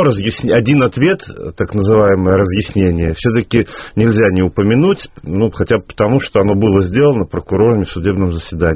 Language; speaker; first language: Russian; native; Russian